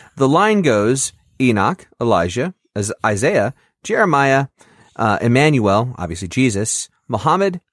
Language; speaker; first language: English; native; English